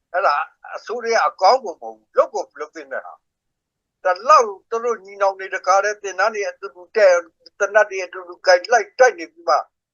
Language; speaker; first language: Burmese; non-native, local second language; S'gaw Karen